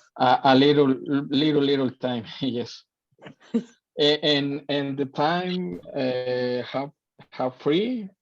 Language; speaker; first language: English; non-native, learner; Spanish